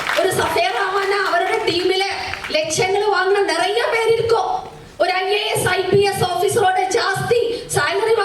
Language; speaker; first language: Tamil; non-native, learner; Malayalam